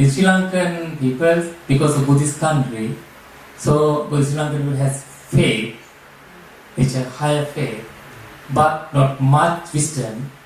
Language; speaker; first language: English; non-native, learner; Sinhala